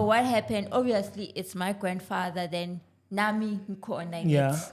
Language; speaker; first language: English; non-native, local second language; Zulu